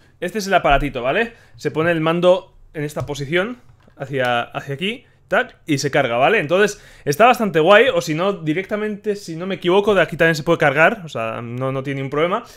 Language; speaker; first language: Spanish; native; Spanish